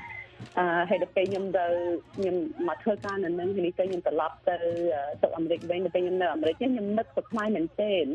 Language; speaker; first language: Khmer; early bilingual, heritage; Khmer